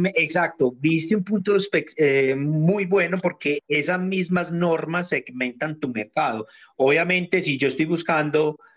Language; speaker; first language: Spanish; native; Spanish